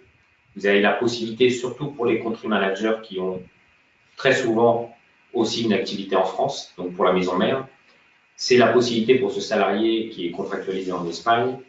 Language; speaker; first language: French; native; French